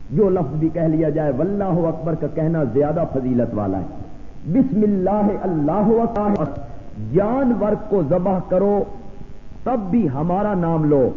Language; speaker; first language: Urdu; non-native, local second language; Punjabi